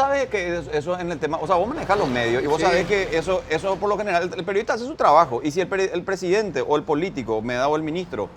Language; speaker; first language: Spanish; native; Spanish